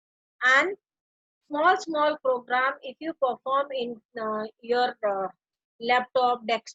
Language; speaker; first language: English; non-native, local second language; Hindi